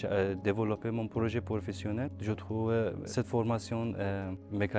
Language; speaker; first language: French; non-native, learner; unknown